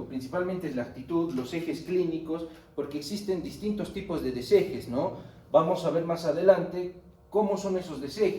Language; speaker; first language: Spanish; native; Spanish